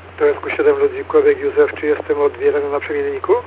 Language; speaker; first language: Polish; native; Polish